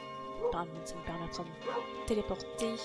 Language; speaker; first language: French; native; French